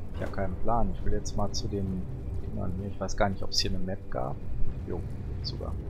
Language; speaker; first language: German; native; German